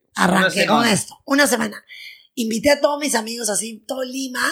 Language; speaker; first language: Spanish; native; Spanish